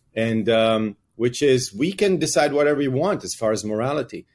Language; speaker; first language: English; non-native, fluent; Hebrew